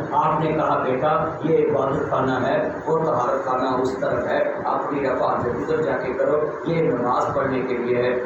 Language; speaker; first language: Urdu; non-native, local second language; Punjabi